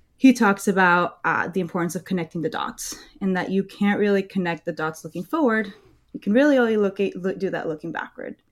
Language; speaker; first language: English; early bilingual, other home language; Spanish